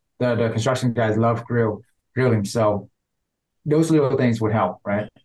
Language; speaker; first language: English; non-native, fluent; Vietnamese